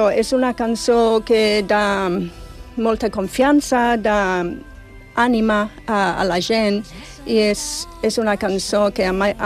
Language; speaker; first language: Catalan; non-native, fluent; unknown